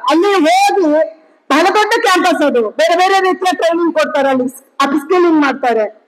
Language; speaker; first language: Kannada; non-native, local second language; Tulu